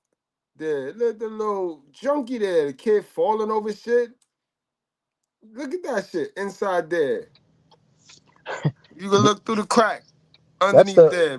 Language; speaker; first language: English; native; English